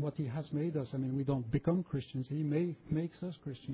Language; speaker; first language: English; non-native, fluent; French